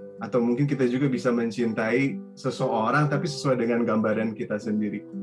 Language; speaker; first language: Indonesian; native; Indonesian